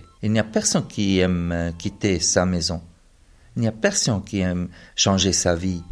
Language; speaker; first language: French; non-native, fluent; Arabic